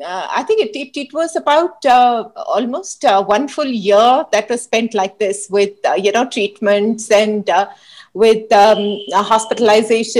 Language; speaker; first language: English; non-native, local second language; Hindi